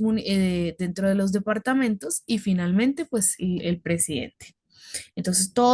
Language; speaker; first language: Spanish; native; Spanish